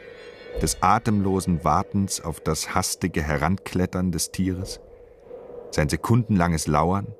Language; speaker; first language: German; native; German